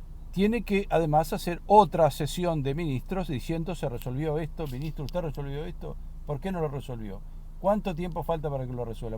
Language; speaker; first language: Spanish; native; Spanish